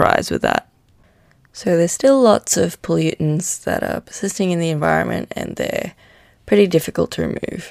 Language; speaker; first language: English; non-native, local second language; Filipino